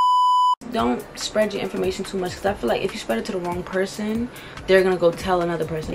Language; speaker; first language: English; native; English